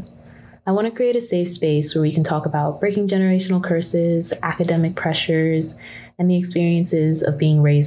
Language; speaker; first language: English; native; English